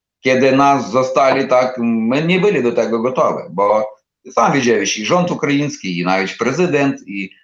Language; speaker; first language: Polish; non-native, learner; Ukrainian